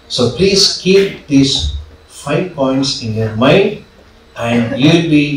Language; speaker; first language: English; non-native, local second language; Kannada